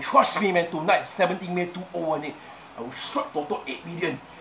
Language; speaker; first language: English; non-native, local second language; Chinese